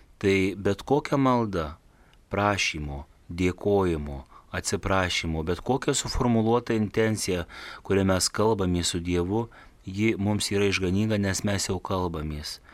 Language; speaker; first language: Lithuanian; native; Lithuanian